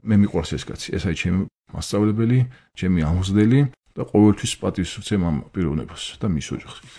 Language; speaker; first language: Georgian; native; Georgian